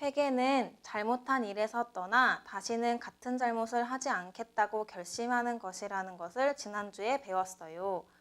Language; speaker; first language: Korean; native; Korean